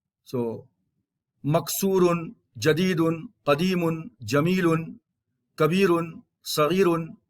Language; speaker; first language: Arabic; non-native, fluent; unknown